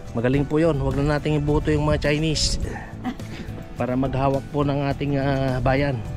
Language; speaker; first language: Filipino; non-native, local second language; Iloko